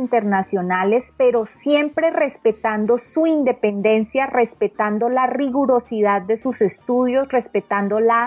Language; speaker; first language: Spanish; native; Spanish